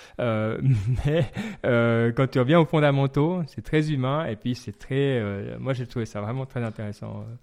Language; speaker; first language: French; native; French